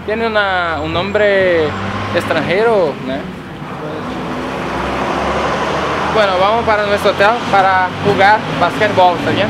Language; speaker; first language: Spanish; non-native, learner; Portuguese